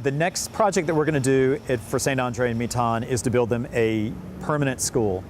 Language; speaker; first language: English; native; English